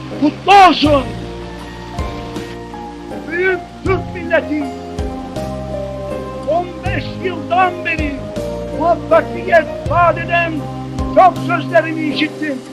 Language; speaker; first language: Turkish; native; Turkish